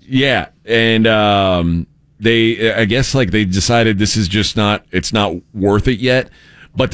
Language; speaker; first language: English; native; English